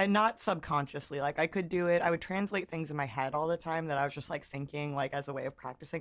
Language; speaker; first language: English; native; English